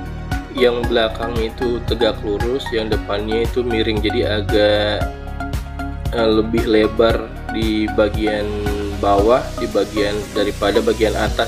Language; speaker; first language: Indonesian; native; Indonesian